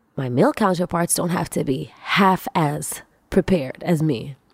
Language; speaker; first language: English; non-native, local second language; Swahili